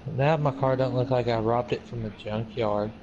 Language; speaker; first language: English; native; English